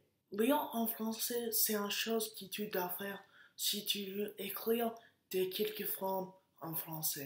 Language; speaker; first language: French; non-native, learner; Spanish